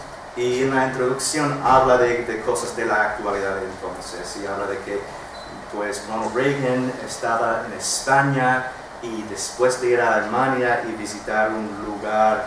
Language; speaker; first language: Spanish; non-native, fluent; English